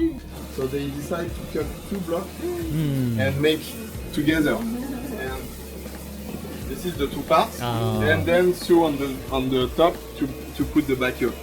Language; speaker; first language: English; non-native, fluent; French